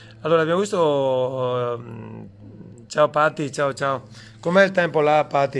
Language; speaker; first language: Italian; native; Italian